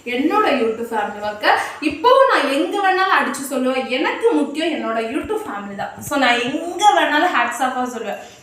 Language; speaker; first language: Tamil; non-native, local second language; Malayalam